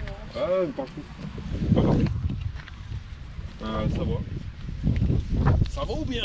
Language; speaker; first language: French; native; French